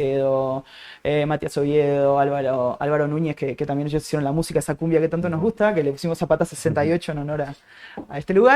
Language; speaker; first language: Spanish; native; Spanish